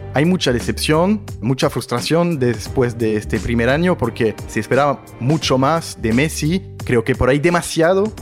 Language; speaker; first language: Spanish; non-native, fluent; French